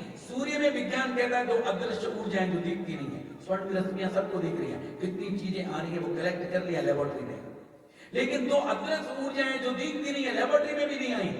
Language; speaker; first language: Hindi; native; Hindi